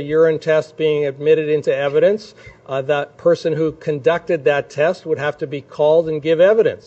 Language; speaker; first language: English; native; English